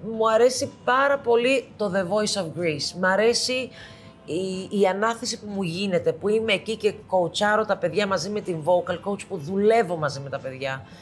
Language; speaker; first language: Greek; early bilingual, heritage; Greek